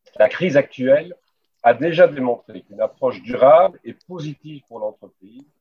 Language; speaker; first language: French; native; French